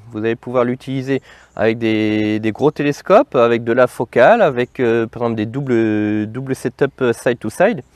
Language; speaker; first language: French; native; French